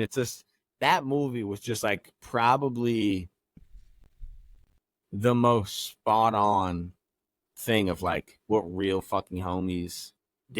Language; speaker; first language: English; native; English